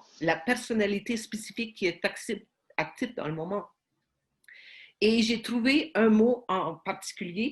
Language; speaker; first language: French; non-native, fluent; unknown